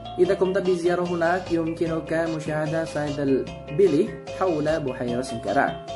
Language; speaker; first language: Arabic; non-native, fluent; Indonesian